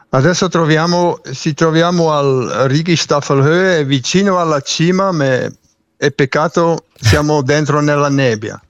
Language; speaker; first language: Italian; non-native, fluent; Swiss German